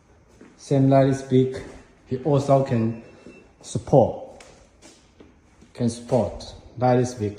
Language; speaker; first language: English; non-native, learner; Chinese